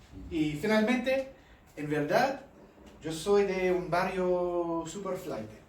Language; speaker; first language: Spanish; non-native, fluent; English